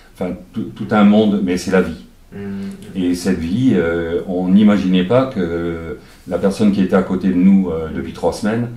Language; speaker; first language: French; native; French